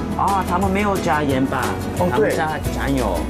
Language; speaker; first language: Chinese; non-native, fluent; Turkish